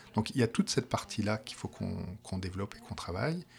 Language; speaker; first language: French; native; French